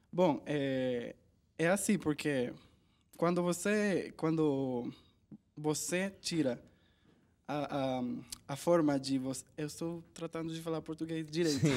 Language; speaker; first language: Portuguese; non-native, learner; Spanish